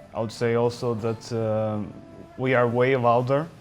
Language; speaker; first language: English; non-native, fluent; Portuguese